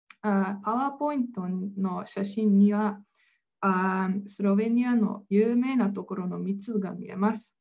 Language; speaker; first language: Japanese; non-native, fluent; Slovenian